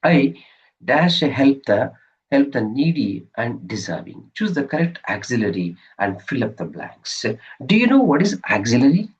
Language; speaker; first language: English; non-native, local second language; Kannada